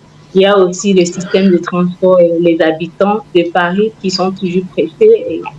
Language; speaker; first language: French; non-native, fluent; Igbo